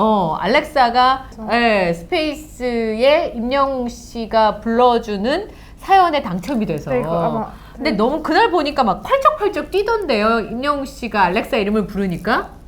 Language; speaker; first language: Korean; native; Korean